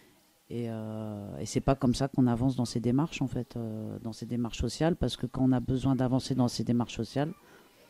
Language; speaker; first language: French; native; French